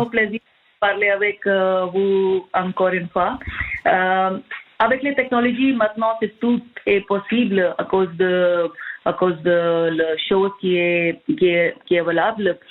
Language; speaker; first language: French; non-native, learner; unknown